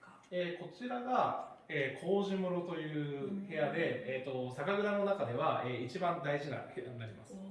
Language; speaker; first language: Japanese; native; Japanese